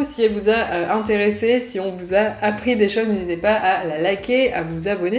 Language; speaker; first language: French; native; French